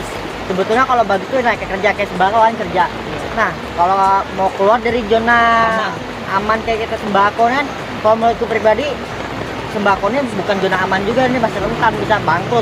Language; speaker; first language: Indonesian; native; Indonesian